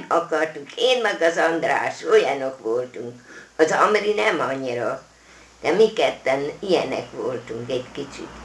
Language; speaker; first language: Hungarian; non-native, local second language; German